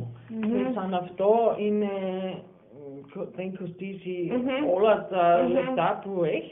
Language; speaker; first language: Greek; non-native, learner; German